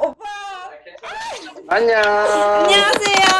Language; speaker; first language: Korean; non-native, learner; Turkish